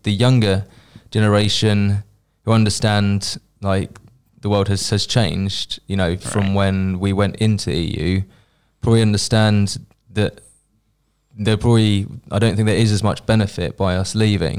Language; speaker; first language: English; native; English